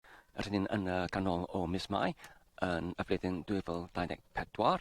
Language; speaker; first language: Welsh; non-native, fluent; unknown